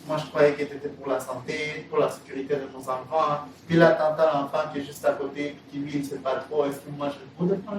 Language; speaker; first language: French; native; French